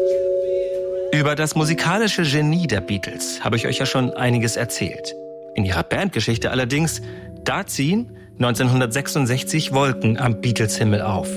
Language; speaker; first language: German; native; German